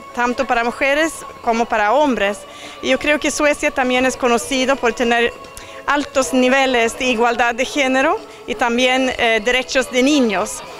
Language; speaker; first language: Spanish; non-native, fluent; Swedish